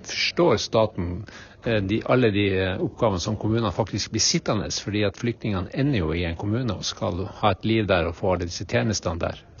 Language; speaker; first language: Norwegian; native; Norwegian